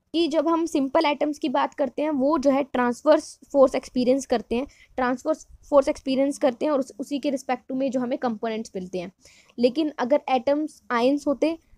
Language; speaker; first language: Hindi; non-native, local second language; Punjabi